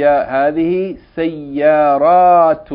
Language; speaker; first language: Arabic; non-native, fluent; English